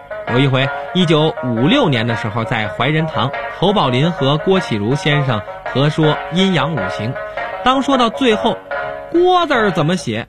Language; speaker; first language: Chinese; native; Chinese